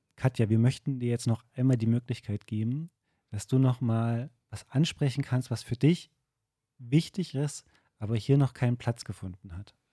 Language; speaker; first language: German; native; German